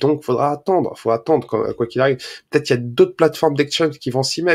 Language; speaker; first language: French; native; French